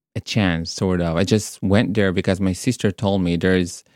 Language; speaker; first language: English; non-native, fluent; Hebrew